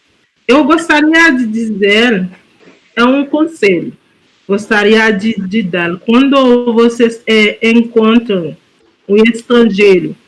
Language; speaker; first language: Portuguese; non-native, fluent; Haitian Creole